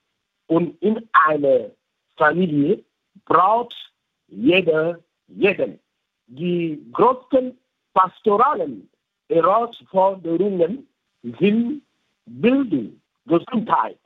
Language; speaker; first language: German; non-native, fluent; French